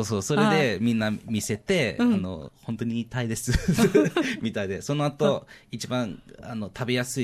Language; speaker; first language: Japanese; non-native, learner; English